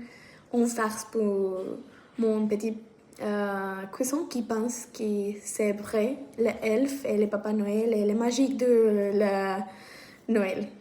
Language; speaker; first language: French; non-native, learner; Spanish